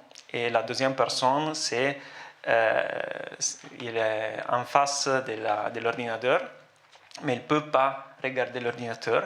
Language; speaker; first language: French; non-native, fluent; Italian